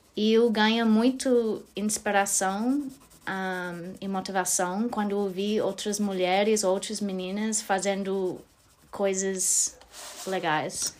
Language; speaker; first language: Portuguese; non-native, learner; English